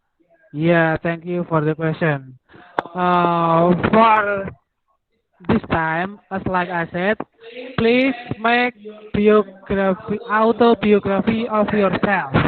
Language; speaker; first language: English; non-native, fluent; Indonesian